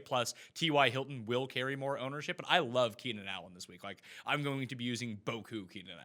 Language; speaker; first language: English; native; English